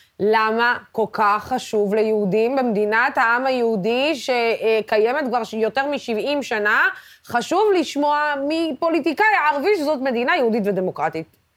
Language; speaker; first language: Hebrew; non-native, local second language; Arabic